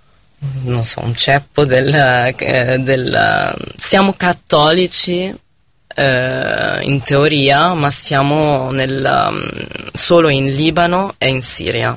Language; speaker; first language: Italian; non-native, fluent; Arabic